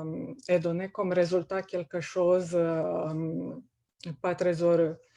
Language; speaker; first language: French; non-native, fluent; Romanian